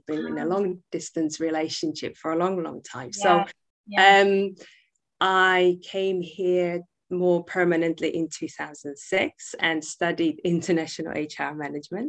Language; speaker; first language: English; non-native, fluent; Czech